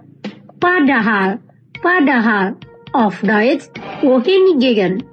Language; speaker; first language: German; non-native, fluent; Indonesian